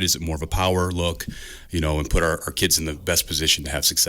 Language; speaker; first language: English; native; English